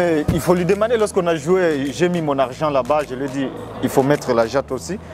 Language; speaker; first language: French; non-native, local second language; Rundi